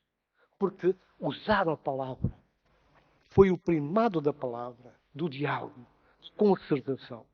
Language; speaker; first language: Portuguese; non-native, local second language; Upper Guinea Crioulo